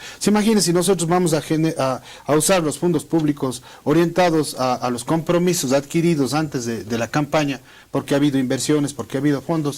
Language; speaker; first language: Spanish; native; Spanish